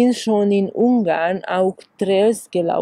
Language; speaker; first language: German; non-native, fluent; Hungarian